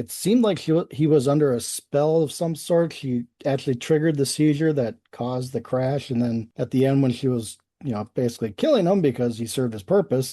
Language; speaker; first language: English; native; English